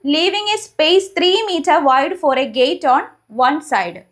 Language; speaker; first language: English; non-native, local second language; Malayalam